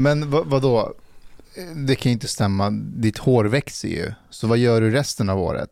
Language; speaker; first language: Swedish; early bilingual, other home language; Persian